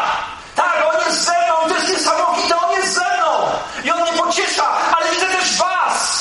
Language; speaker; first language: Polish; native; Polish